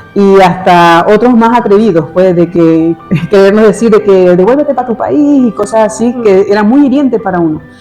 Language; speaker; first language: Spanish; native; Spanish